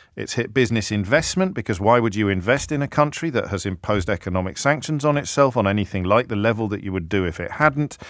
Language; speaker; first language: English; native; English